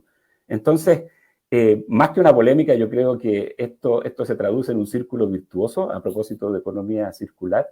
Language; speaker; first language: Spanish; native; Spanish